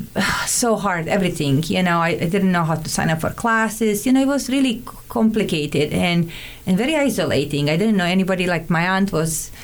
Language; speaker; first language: English; non-native, fluent; Serbian